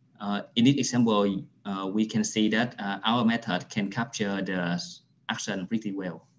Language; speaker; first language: English; non-native, fluent; Vietnamese